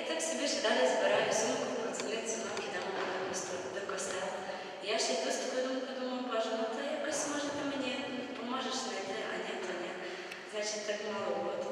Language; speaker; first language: Ukrainian; native; Ukrainian